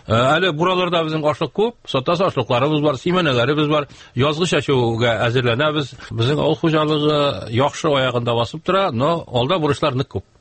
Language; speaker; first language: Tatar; native; Tatar